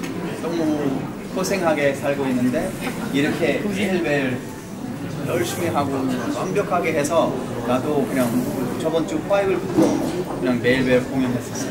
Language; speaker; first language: Korean; early bilingual, heritage; English